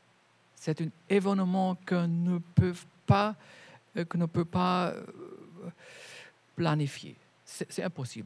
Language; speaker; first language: French; non-native, fluent; German